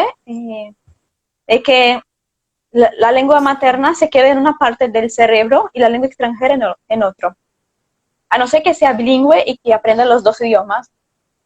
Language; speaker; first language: Spanish; non-native, fluent; Portuguese